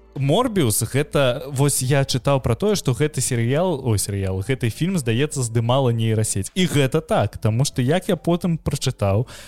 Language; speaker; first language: Belarusian; non-native, local second language; Russian